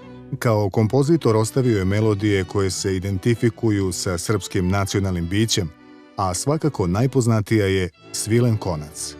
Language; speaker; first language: Bosnian; native; Bosnian